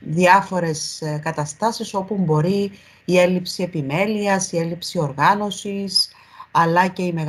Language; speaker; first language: Greek; native; Greek